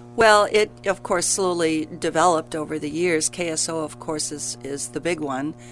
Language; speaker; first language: English; native; English